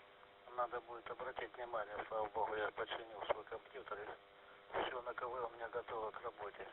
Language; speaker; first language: Russian; native; Russian